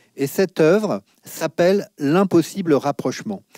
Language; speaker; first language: French; native; French